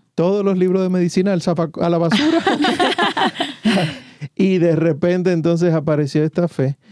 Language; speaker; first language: Spanish; native; Spanish